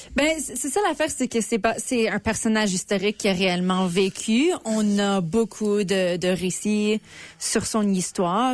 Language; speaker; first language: French; native; French